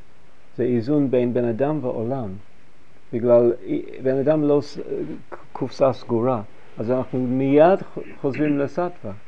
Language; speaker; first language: Hebrew; non-native, fluent; English